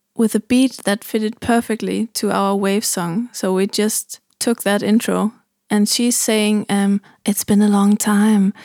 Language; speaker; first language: English; non-native, fluent; German